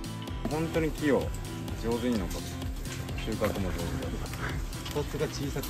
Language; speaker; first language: Japanese; native; Japanese